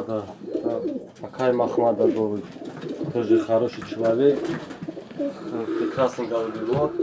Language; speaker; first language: Russian; non-native, local second language; Tajik